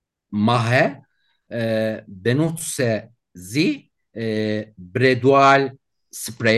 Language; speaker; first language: German; non-native, learner; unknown